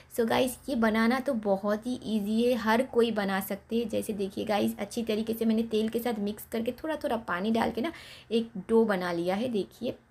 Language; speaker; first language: Hindi; non-native, local second language; Bangla